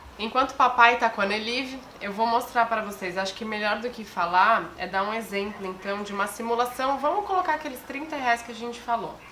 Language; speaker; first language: Portuguese; native; Portuguese